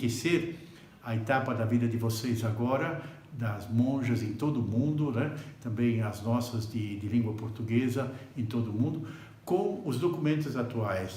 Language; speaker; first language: Portuguese; native; Portuguese